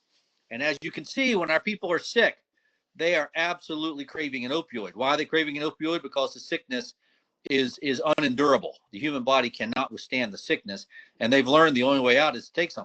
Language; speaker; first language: English; native; English